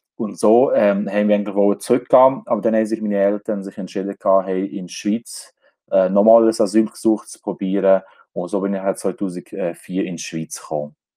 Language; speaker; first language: German; non-native, fluent; Albanian